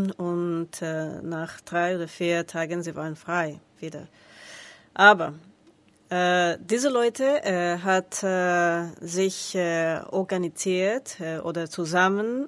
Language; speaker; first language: German; non-native, learner; Spanish